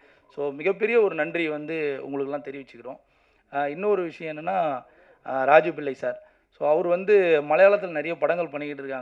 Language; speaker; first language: Tamil; native; Tamil